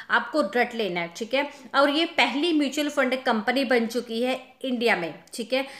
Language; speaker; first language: Hindi; non-native, local second language; Punjabi